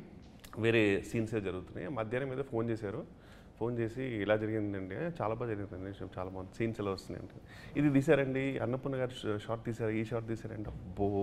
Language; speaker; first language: Telugu; native; Telugu